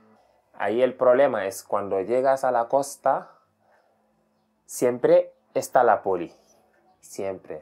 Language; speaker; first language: Spanish; non-native, fluent; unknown